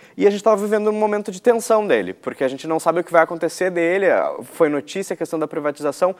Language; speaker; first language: Portuguese; native; Portuguese